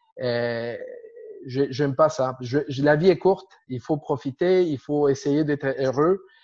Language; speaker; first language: French; non-native, fluent; Spanish